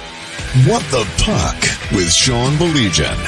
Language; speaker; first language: English; native; English